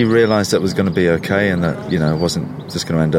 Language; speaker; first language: English; native; English